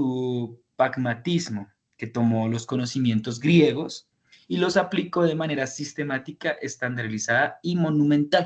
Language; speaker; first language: Spanish; native; Spanish